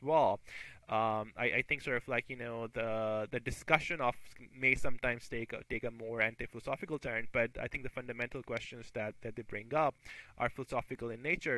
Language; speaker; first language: English; non-native, local second language; Urdu